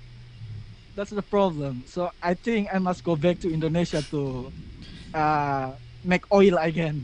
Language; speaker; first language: English; non-native, learner; Indonesian